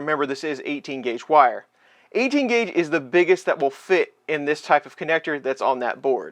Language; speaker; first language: English; native; English